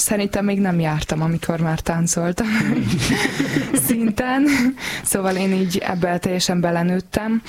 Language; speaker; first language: Hungarian; native; Hungarian